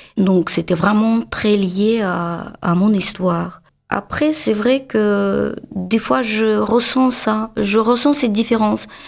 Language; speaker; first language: French; non-native, fluent; Russian